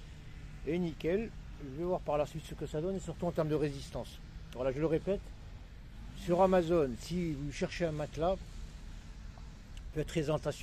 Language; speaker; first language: French; non-native, local second language; Arabic